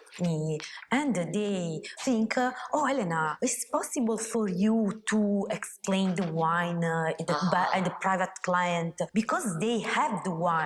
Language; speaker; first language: English; non-native, learner; Italian